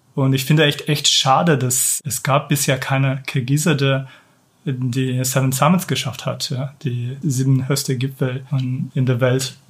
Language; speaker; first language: German; non-native, fluent; Kyrgyz